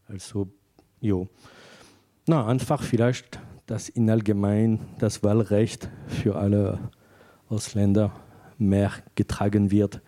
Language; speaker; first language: German; non-native, fluent; French